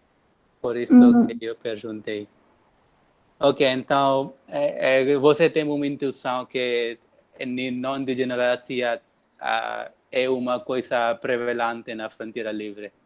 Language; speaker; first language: Portuguese; non-native, learner; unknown